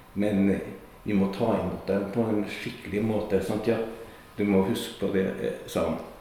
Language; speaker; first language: Norwegian; native; Norwegian